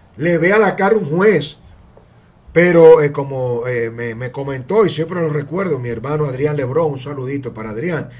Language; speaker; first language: Spanish; native; Spanish